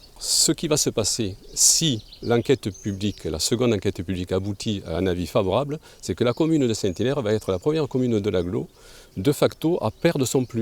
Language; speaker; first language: French; native; French